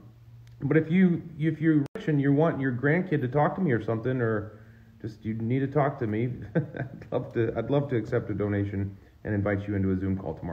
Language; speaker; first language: English; native; English